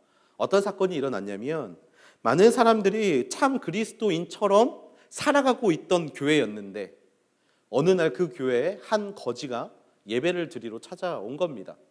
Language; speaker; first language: Korean; native; Korean